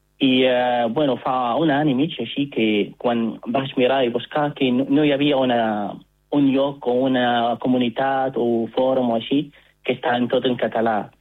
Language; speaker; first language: Catalan; non-native, learner; Arabic